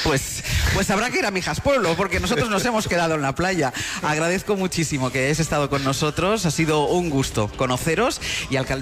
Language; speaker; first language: Spanish; native; Spanish